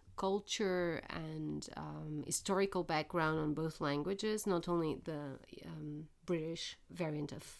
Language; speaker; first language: English; non-native, fluent; Portuguese